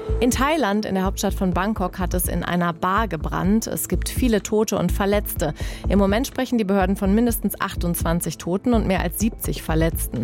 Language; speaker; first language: German; native; German